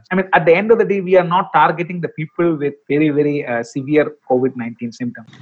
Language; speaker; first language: English; non-native, local second language; Malayalam